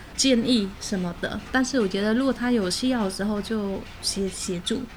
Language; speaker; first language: Chinese; non-native, fluent; Khmer